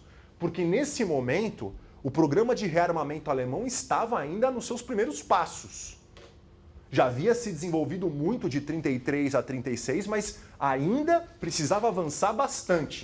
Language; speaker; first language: Portuguese; native; Portuguese